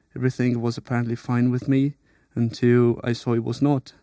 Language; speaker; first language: English; non-native, fluent; Portuguese